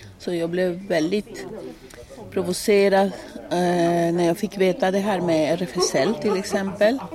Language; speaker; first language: Swedish; non-native, fluent; Spanish